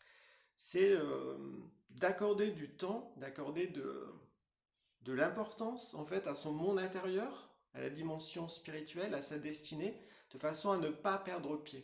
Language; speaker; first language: French; native; French